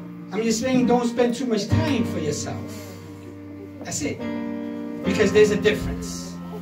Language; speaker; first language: English; early bilingual, other home language; Spanish